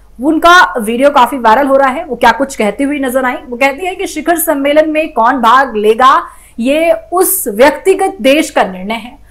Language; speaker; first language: Hindi; native; Hindi